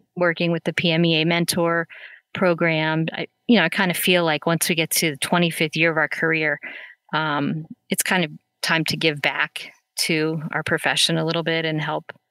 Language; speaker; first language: English; native; English